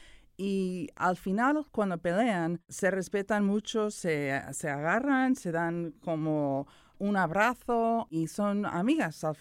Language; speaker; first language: Spanish; early bilingual, heritage; Spanish